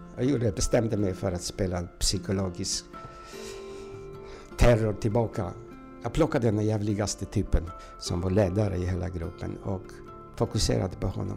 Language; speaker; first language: Swedish; non-native, fluent; Polish